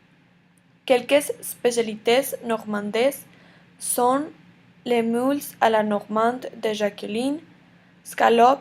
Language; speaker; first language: French; non-native, learner; Spanish